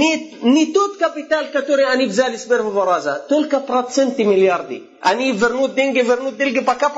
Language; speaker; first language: Russian; non-native, fluent; Arabic